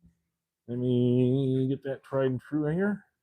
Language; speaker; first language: English; native; English